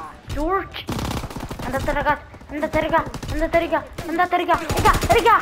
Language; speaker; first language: Italian; native; Italian